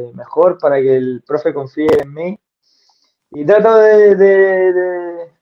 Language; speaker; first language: Spanish; native; Spanish